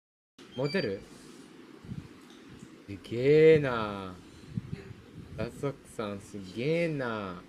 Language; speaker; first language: Japanese; non-native, fluent; English